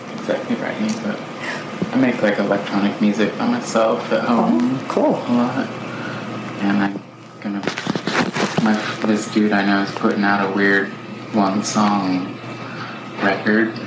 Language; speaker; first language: English; native; English